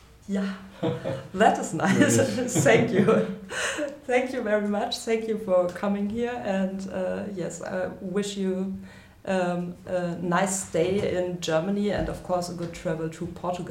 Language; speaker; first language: English; non-native, fluent; German